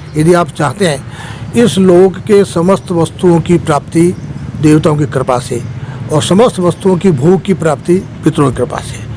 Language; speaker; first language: Hindi; native; Hindi